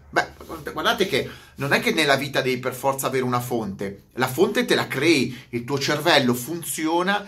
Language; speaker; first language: Italian; native; Italian